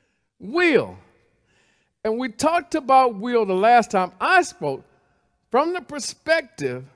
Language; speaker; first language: English; native; English